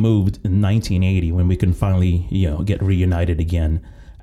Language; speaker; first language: English; early bilingual, other home language; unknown